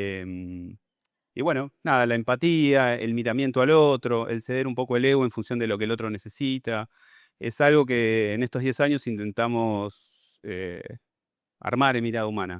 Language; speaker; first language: Spanish; native; Spanish